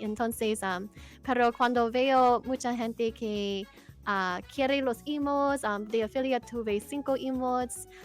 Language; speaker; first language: Spanish; non-native, learner; English